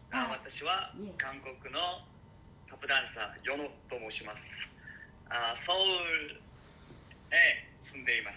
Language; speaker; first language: Japanese; non-native, learner; Korean